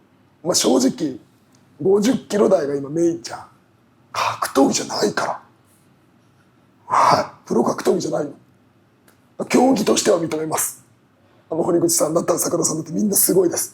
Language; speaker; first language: Japanese; native; Japanese